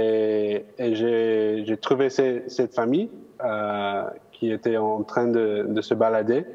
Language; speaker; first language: French; non-native, fluent; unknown